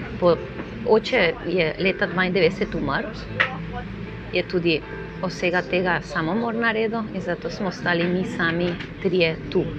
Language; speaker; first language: Slovenian; non-native, fluent; Spanish